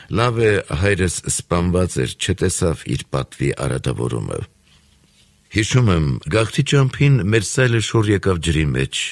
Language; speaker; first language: Armenian; native; Armenian